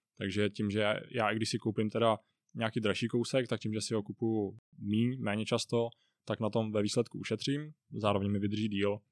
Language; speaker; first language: Czech; native; Czech